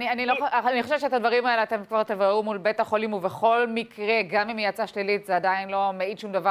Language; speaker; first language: Hebrew; native; Hebrew